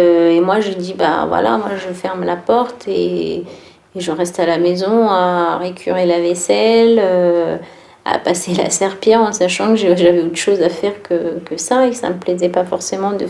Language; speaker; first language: French; early bilingual, other home language; Tachelhit